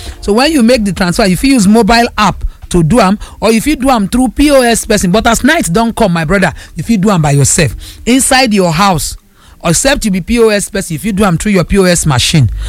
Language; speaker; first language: Nigerian Pidgin; non-native, local second language; Yoruba